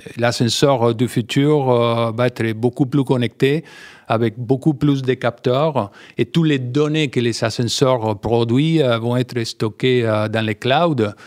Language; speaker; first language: French; non-native, fluent; Spanish